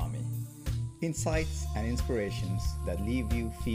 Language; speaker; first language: English; non-native, local second language; Bangla